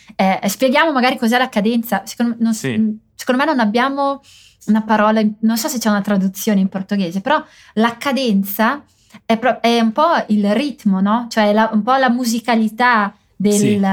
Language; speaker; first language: Italian; native; Italian